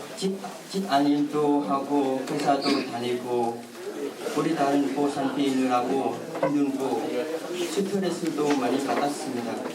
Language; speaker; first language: Korean; non-native, learner; Vietnamese